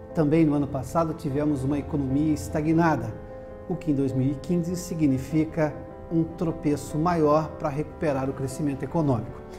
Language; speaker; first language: Portuguese; native; Portuguese